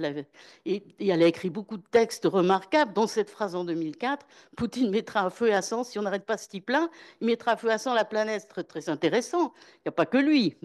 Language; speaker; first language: French; native; French